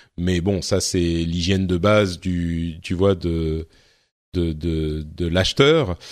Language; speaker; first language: French; native; French